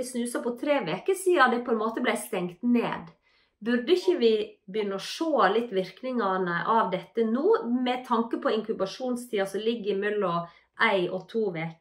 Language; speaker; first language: Norwegian; native; Norwegian